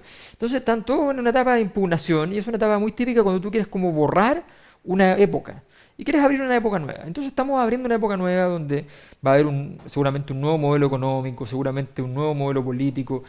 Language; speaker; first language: Spanish; native; Spanish